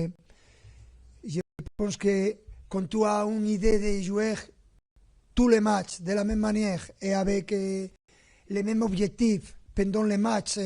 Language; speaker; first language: French; non-native, fluent; Spanish